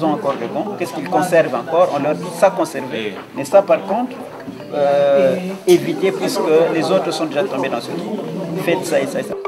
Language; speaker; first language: French; non-native, local second language; Kongo